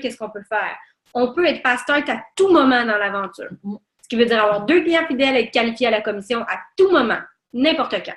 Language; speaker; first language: French; native; French